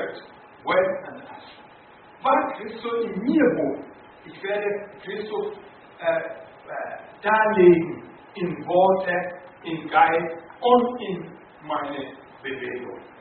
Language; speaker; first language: German; non-native, fluent; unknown